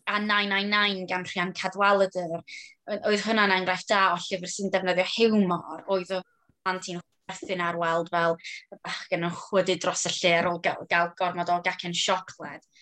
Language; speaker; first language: Welsh; non-native, local second language; English